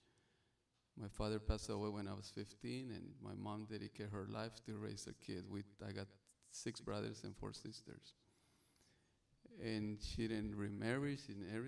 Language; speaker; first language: English; non-native, learner; Spanish